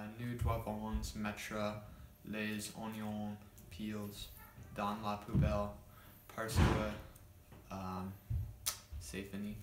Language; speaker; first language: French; non-native, learner; English